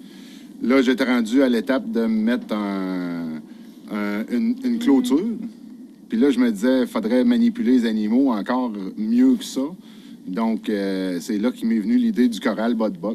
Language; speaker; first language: French; native; French